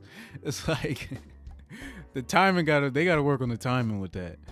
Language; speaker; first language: English; native; English